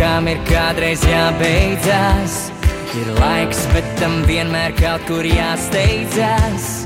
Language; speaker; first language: Latvian; early bilingual, heritage; Latvian